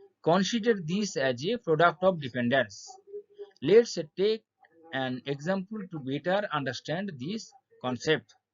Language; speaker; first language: English; non-native, local second language; Bangla